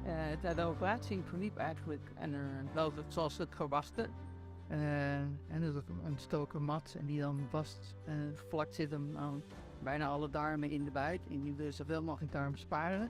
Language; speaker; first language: Dutch; native; Dutch